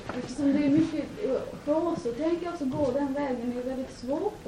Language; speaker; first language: Swedish; native; Swedish